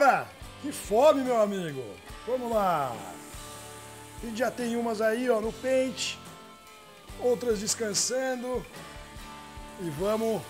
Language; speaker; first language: Portuguese; native; Portuguese